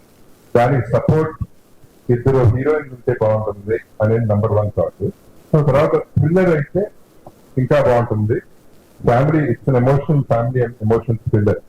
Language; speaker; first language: Telugu; native; Telugu